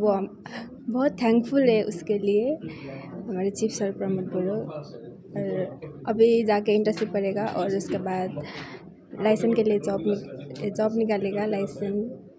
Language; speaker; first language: Hindi; non-native, fluent; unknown